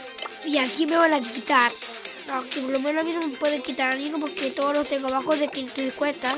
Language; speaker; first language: Spanish; native; Spanish